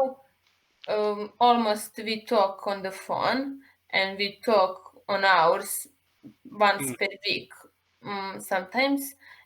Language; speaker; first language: English; non-native, learner; Serbian